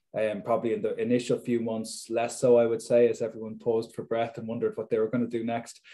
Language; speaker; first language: English; native; English